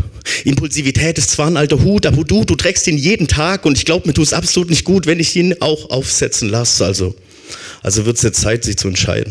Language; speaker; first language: German; native; German